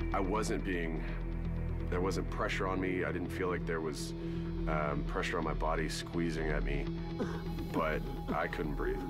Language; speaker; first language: English; native; English